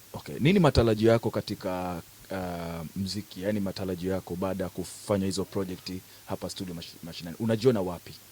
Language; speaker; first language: Swahili; native; Swahili